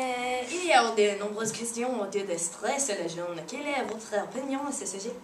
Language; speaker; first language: French; non-native, learner; English